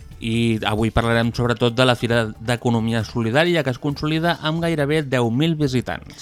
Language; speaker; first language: Catalan; native; Catalan